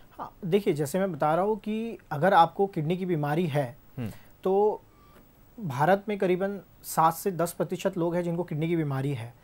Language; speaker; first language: Hindi; native; Hindi